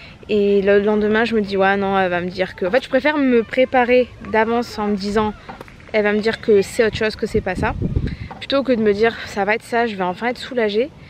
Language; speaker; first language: French; native; French